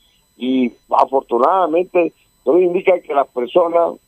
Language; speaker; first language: Spanish; native; Spanish